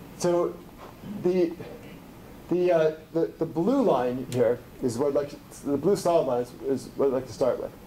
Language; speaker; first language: English; native; English